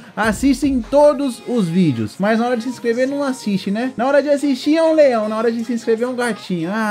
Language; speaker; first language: Portuguese; native; Portuguese